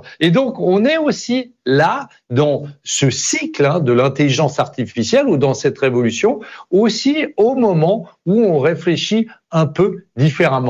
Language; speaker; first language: French; native; French